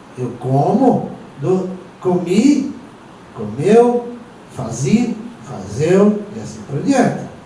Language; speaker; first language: Portuguese; non-native, local second language; Venetian